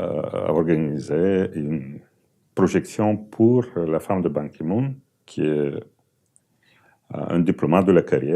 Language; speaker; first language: French; non-native, fluent; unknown